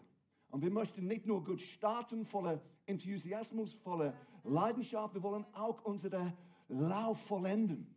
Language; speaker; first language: German; non-native, fluent; English